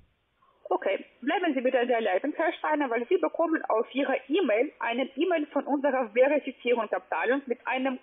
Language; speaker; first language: German; non-native, learner; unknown